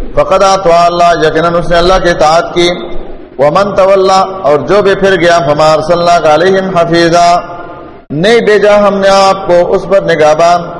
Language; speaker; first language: Urdu; non-native, local second language; Pashto